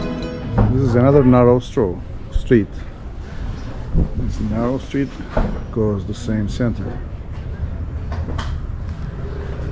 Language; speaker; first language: English; non-native, fluent; Turkish